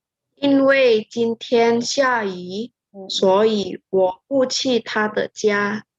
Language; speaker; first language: Chinese; non-native, learner; Indonesian